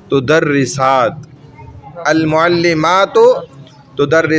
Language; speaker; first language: Arabic; non-native, fluent; Urdu